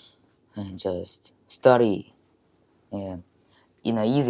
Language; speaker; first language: English; non-native, learner; Chinese